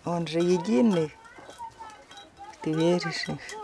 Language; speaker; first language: Russian; native; Russian